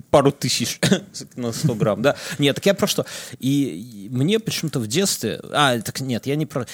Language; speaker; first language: Russian; native; Russian